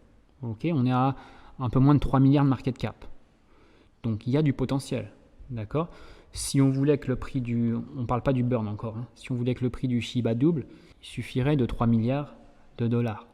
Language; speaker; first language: French; native; French